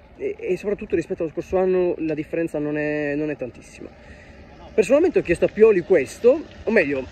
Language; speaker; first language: Italian; native; Italian